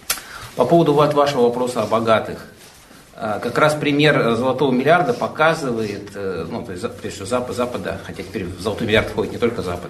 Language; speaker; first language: Russian; native; Russian